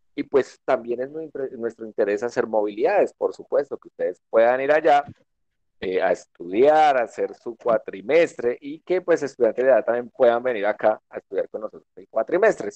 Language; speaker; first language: Spanish; native; Spanish